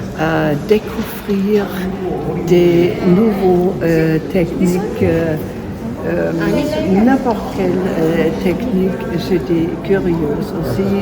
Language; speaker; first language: French; non-native, fluent; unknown